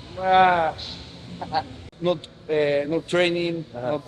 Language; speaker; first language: English; non-native, learner; Spanish